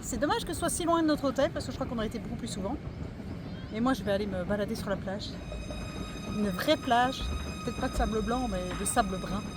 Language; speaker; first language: French; native; French